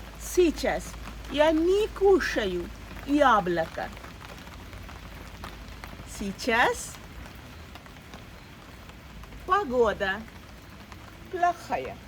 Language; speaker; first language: Russian; non-native, fluent; Bangla